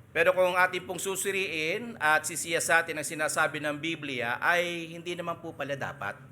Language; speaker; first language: Filipino; native; Filipino